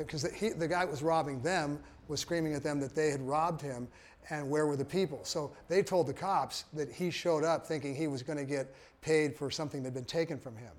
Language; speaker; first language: English; native; English